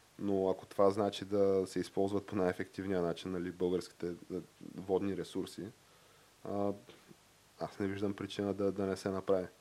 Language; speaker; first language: Bulgarian; native; Bulgarian